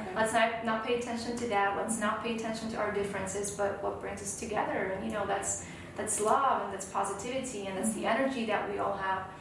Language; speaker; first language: English; non-native, fluent; Slovak